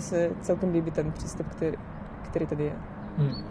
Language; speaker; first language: Czech; non-native, fluent; Russian